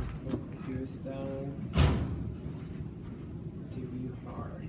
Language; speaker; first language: Spanish; non-native, learner; English